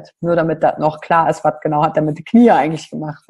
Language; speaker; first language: German; native; German